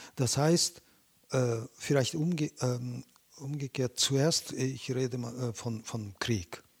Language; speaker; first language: German; non-native, fluent; Japanese